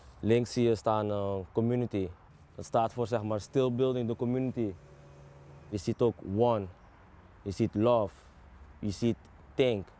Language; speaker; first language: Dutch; early bilingual, other home language; Papiamento